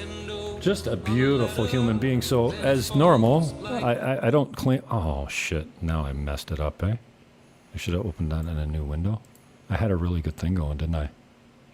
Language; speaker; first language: English; native; English